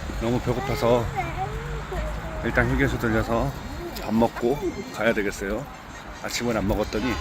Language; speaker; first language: Korean; native; Korean